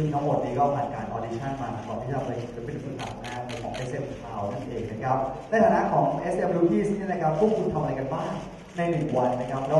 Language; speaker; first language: Thai; native; Thai